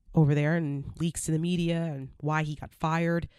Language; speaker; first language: English; native; English